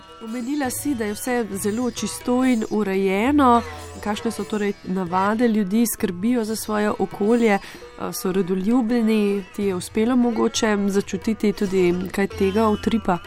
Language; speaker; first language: Slovenian; native; Slovenian